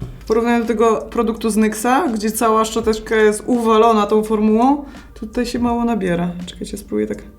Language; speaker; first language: Polish; native; Polish